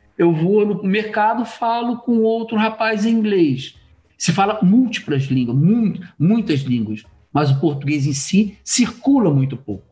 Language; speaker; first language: Portuguese; native; Portuguese